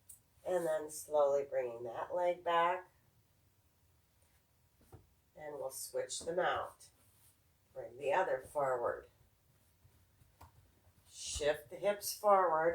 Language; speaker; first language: English; native; English